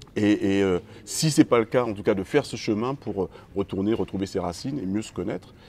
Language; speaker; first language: French; native; French